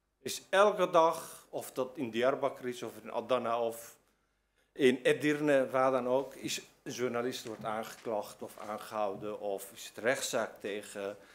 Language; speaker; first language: Dutch; early bilingual, other home language; Turkish